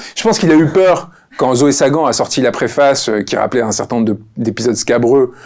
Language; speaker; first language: French; early bilingual, other home language; Spanish